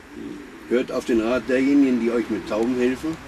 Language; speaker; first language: German; native; German